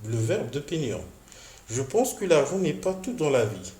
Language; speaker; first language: French; non-native, local second language; Arabic